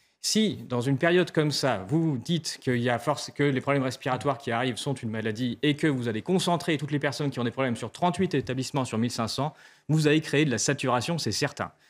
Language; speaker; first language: French; native; French